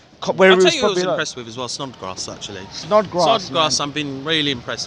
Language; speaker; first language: English; native; English